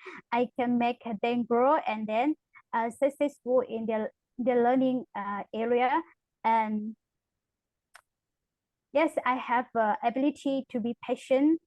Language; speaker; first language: English; non-native, learner; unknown